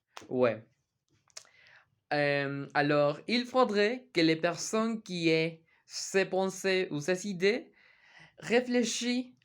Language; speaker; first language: French; non-native, learner; Spanish